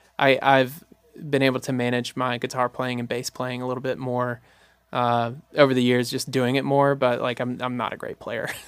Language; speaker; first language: English; native; English